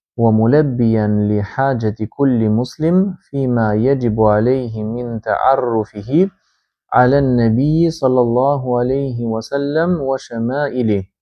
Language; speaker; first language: Arabic; non-native, fluent; Albanian